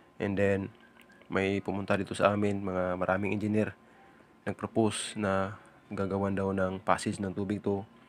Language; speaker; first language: Filipino; non-native, local second language; Cebuano